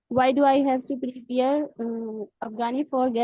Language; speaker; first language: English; non-native, learner; Hindi